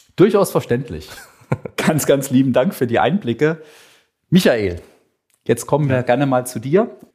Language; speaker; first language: German; native; German